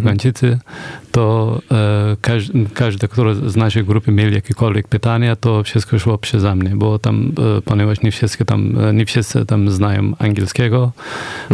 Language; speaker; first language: Polish; non-native, fluent; Persian